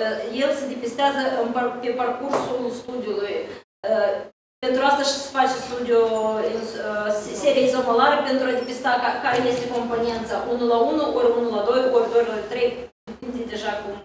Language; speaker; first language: Romanian; non-native, local second language; Russian